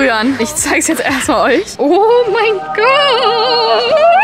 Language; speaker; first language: German; native; German